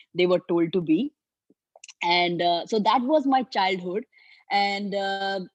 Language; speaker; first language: English; non-native, local second language; Hindi